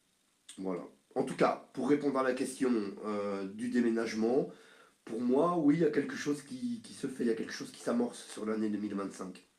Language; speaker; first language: French; native; French